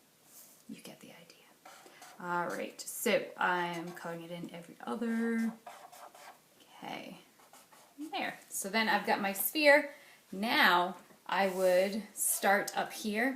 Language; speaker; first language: English; native; English